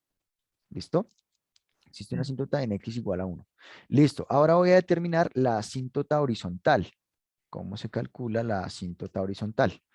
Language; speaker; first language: Spanish; native; Spanish